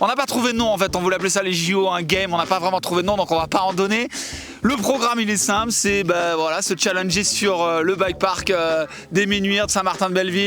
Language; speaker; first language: French; native; French